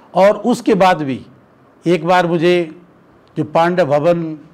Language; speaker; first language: Hindi; native; Hindi